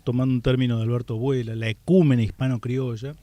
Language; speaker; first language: Spanish; native; Spanish